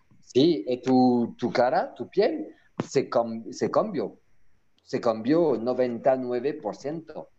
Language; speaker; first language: Spanish; non-native, learner; French